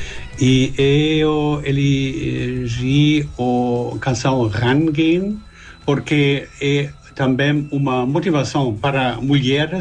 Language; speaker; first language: Spanish; non-native, fluent; German